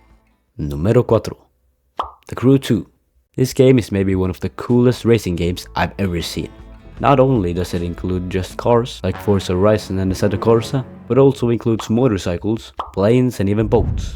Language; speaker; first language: English; non-native, fluent; Norwegian